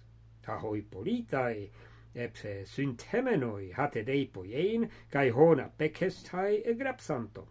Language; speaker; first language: Greek; non-native, fluent; English